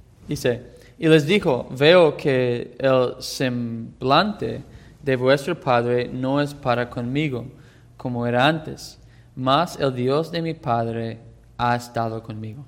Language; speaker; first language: Spanish; non-native, fluent; English